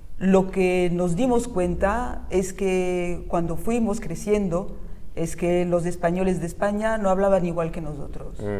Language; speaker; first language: Spanish; early bilingual, heritage; Spanish